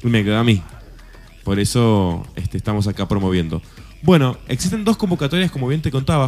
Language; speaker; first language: Spanish; native; Spanish